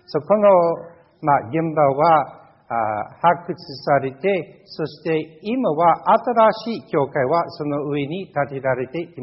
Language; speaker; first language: Japanese; non-native, fluent; English